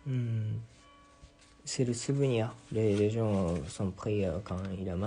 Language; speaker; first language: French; non-native, learner; Japanese